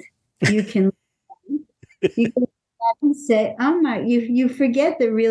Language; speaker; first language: English; native; English